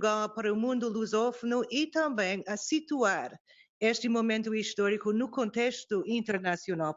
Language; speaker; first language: Portuguese; non-native, fluent; English